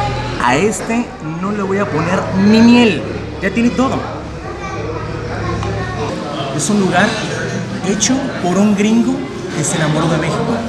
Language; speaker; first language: Spanish; native; Spanish